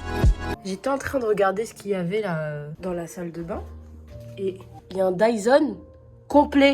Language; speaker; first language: French; native; French